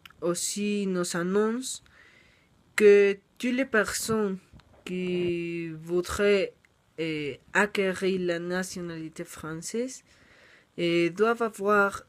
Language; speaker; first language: French; non-native, learner; Spanish